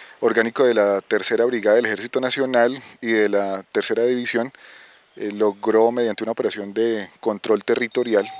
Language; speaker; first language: Spanish; native; Spanish